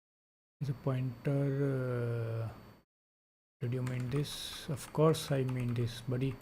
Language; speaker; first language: English; non-native, local second language; Hindi